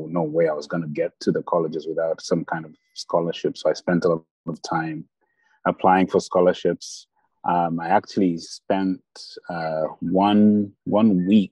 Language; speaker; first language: English; non-native, local second language; Bemba